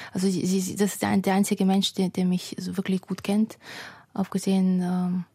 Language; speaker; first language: German; non-native, fluent; Russian